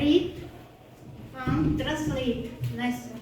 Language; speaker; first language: English; non-native, learner; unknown